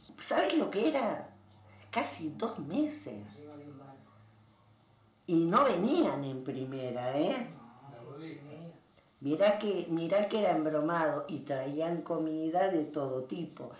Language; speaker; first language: Spanish; non-native, fluent; Arabic